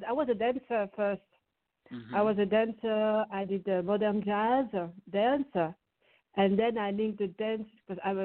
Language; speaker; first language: English; non-native, fluent; French